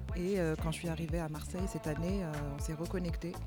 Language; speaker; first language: French; non-native, local second language; Arabic